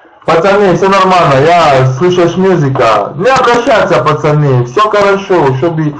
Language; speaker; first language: Russian; non-native, learner; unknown